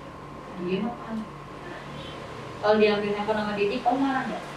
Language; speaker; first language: Indonesian; native; Indonesian